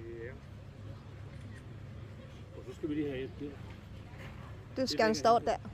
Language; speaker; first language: Danish; non-native, learner; Thai